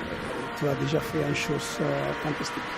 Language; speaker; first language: French; non-native, learner; Italian